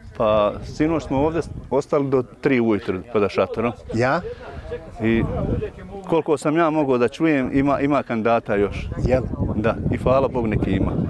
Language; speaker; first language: Bosnian; native; Bosnian